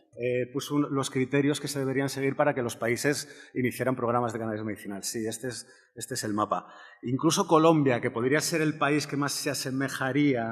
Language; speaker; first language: Spanish; native; Spanish